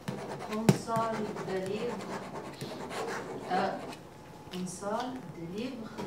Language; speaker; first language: French; non-native, learner; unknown